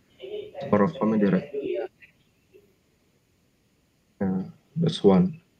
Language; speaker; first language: English; non-native, fluent; Indonesian